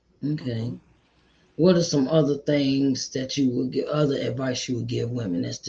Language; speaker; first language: English; native; English